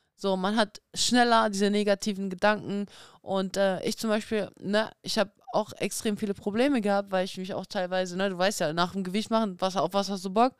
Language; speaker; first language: German; early bilingual, other home language; Russian